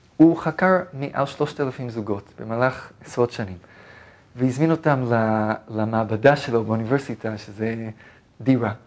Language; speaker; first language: Hebrew; non-native, fluent; English